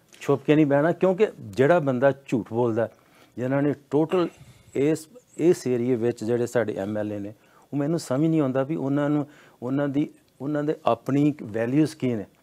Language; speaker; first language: Punjabi; native; Punjabi